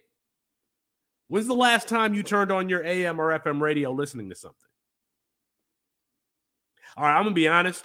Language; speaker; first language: English; native; English